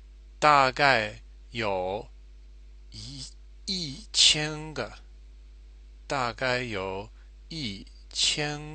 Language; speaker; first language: Chinese; non-native, fluent; English